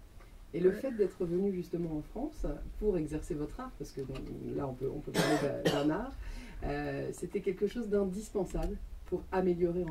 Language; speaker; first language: French; native; French